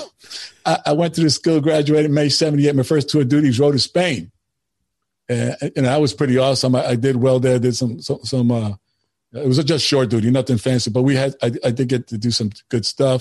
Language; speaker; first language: English; early bilingual, other home language; Spanish